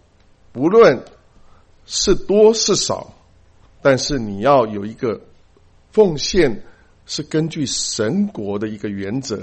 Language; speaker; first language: Chinese; native; Chinese